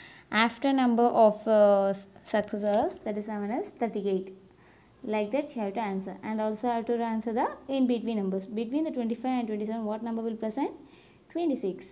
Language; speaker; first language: English; non-native, local second language; Tamil